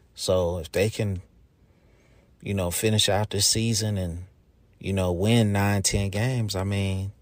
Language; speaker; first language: English; native; English